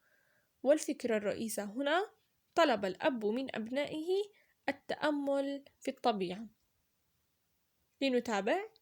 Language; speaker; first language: Arabic; native; Arabic